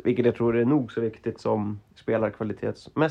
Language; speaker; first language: Swedish; native; Swedish